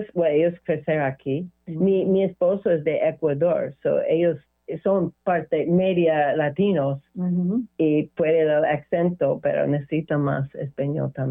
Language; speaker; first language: Spanish; non-native, learner; English